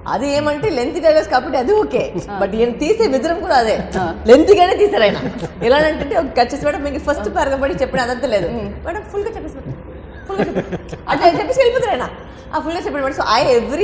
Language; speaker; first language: Telugu; non-native, fluent; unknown